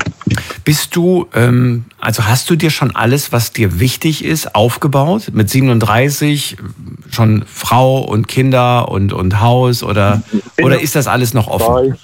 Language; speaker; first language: German; native; German